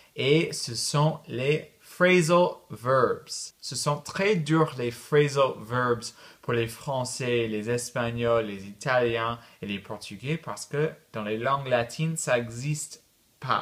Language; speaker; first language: French; non-native, fluent; English